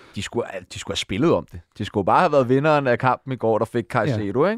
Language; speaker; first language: Danish; native; Danish